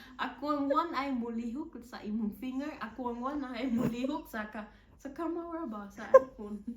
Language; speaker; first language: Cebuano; non-native, learner; German